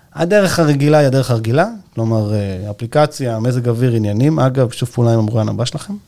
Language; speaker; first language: Hebrew; native; Hebrew